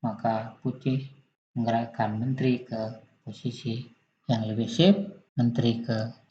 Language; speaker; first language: Indonesian; native; Indonesian